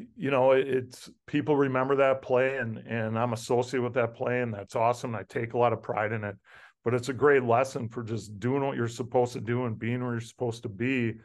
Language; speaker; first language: English; native; English